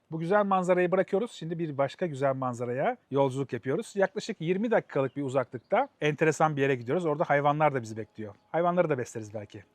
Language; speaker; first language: Turkish; native; Turkish